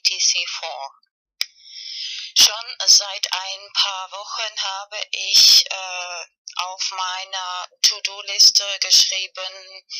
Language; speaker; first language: German; non-native, fluent; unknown